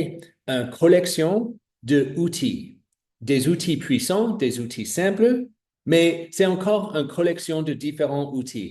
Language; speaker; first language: French; non-native, fluent; English